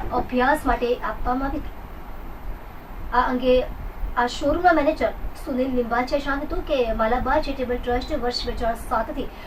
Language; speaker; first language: Gujarati; native; Gujarati